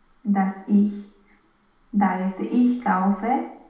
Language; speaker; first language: German; non-native, learner; Romanian